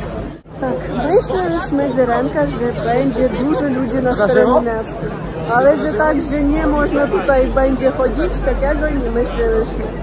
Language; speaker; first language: Polish; non-native, local second language; Ukrainian